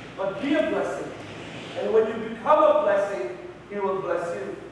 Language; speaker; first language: English; non-native, local second language; Filipino